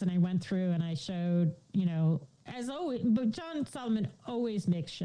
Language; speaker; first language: English; native; English